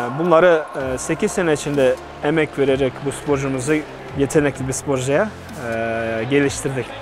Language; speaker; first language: Turkish; non-native, fluent; Kazakh